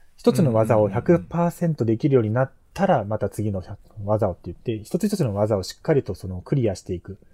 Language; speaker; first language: Japanese; native; Japanese